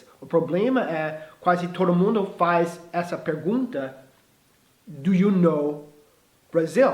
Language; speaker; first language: Portuguese; non-native, fluent; English